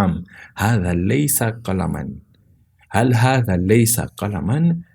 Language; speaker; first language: Arabic; non-native, fluent; Portuguese